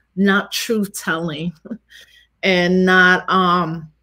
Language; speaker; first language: English; native; English